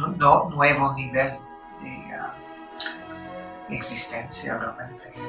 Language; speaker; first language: Spanish; non-native, fluent; English